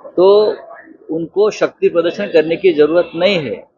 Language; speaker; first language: Hindi; non-native, local second language; Marathi